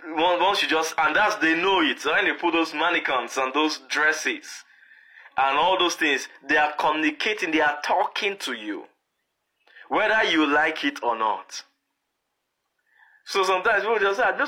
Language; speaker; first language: English; non-native, local second language; Yoruba